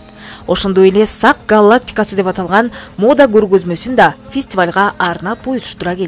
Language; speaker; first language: Kyrgyz; native; Kyrgyz